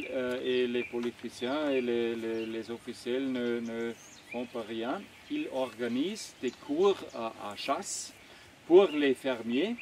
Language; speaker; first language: French; non-native, fluent; German